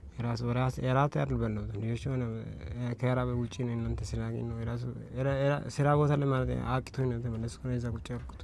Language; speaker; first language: Amharic; non-native, local second language; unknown